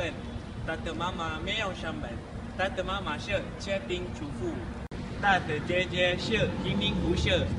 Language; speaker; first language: Chinese; non-native, learner; Malay